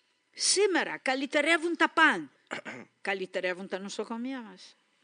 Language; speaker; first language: Greek; early bilingual, heritage; Greek